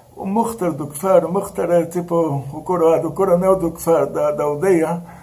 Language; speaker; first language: Portuguese; early bilingual, other home language; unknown